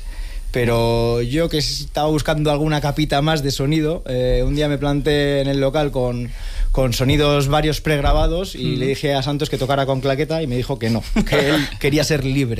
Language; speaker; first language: Spanish; native; Spanish